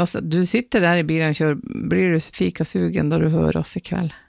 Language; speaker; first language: Swedish; native; Swedish